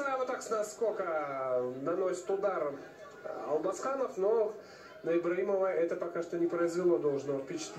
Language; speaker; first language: Russian; native; Russian